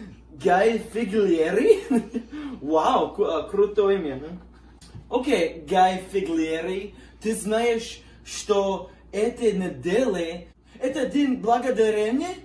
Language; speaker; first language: Russian; non-native, learner; English